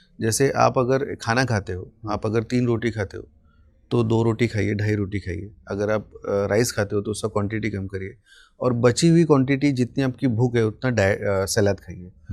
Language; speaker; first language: Hindi; non-native, local second language; Marathi